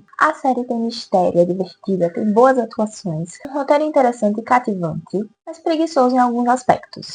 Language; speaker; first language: Portuguese; native; Portuguese